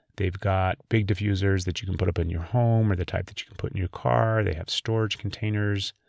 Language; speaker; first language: English; native; English